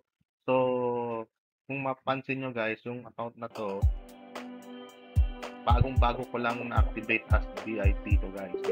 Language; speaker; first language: Filipino; native; Filipino